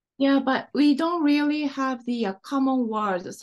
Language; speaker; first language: English; non-native, fluent; Japanese